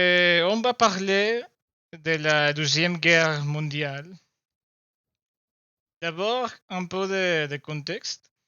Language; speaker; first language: French; non-native, learner; Spanish